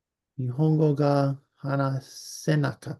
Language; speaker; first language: Japanese; non-native, learner; English